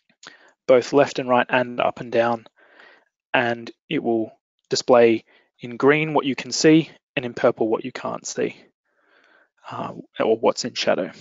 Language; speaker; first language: English; native; English